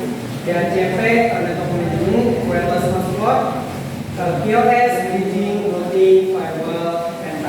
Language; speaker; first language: English; non-native, learner; Indonesian